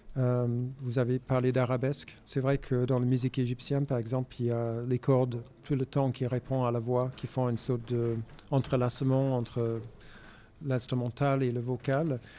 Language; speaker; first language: French; non-native, fluent; English